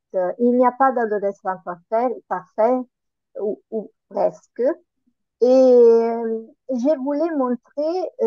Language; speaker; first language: French; non-native, learner; Italian